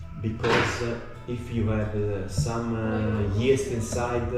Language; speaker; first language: English; non-native, learner; Italian